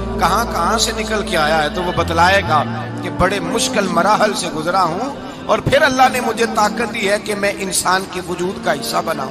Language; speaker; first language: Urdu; non-native, local second language; Punjabi